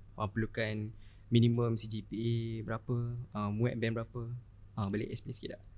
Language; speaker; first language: Malay; native; Malay